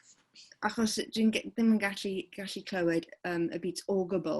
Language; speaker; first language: Welsh; non-native, fluent; English